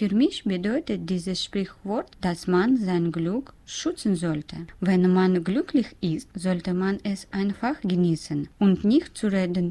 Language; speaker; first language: German; non-native, learner; Russian